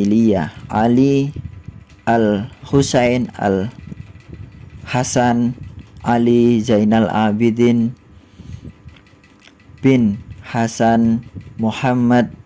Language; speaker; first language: Arabic; non-native, learner; Indonesian